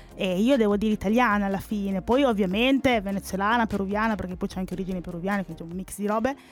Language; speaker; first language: Italian; early bilingual, other home language; Spanish